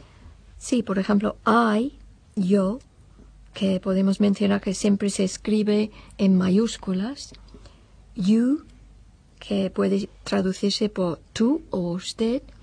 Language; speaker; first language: Spanish; non-native, fluent; English